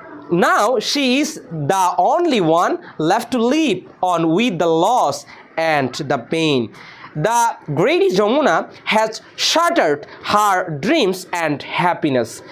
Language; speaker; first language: English; non-native, local second language; Bangla